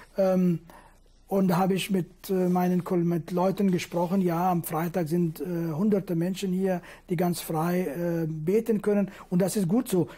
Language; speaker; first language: German; non-native, fluent; Kurdish